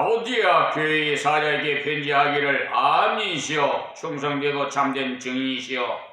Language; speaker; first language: Korean; native; Korean